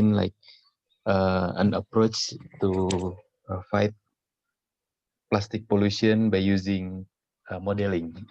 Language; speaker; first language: English; non-native, fluent; Indonesian